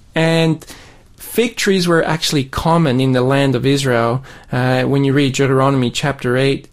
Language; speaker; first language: English; native; English